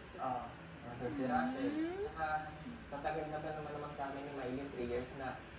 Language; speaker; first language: Filipino; native; Filipino